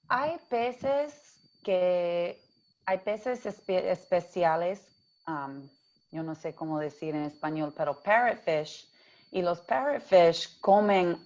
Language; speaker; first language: Spanish; early bilingual, heritage; English